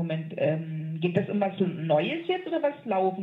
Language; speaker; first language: German; native; German